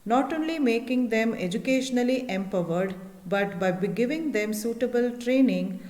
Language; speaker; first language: English; non-native, local second language; Kannada